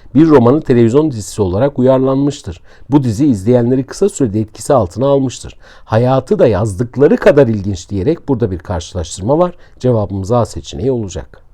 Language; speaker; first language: Turkish; native; Turkish